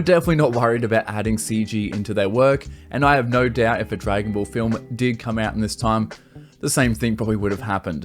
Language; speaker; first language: English; native; English